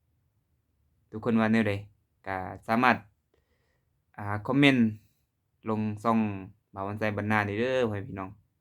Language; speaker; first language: Thai; non-native, local second language; Lao